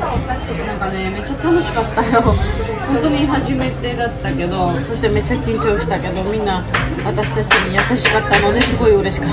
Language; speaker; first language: Japanese; non-native, fluent; Georgian